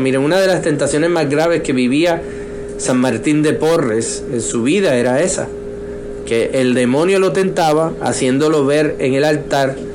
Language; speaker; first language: Spanish; native; Spanish